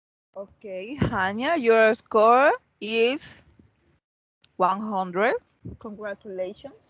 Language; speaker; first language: English; non-native, learner; Spanish